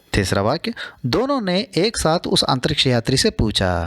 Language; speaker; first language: Hindi; non-native, local second language; Telugu